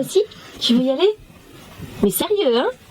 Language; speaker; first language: French; native; French